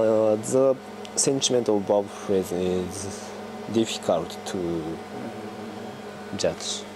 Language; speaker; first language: English; non-native, learner; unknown